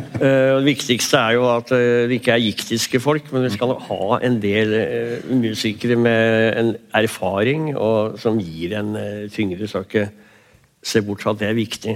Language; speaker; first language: Norwegian; native; Norwegian